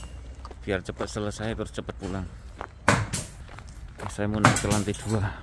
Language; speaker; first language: Indonesian; non-native, local second language; Javanese